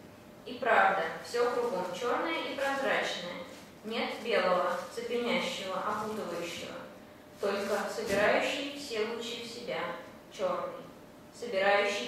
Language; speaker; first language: Russian; native; Russian